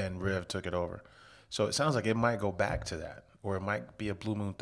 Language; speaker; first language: English; native; English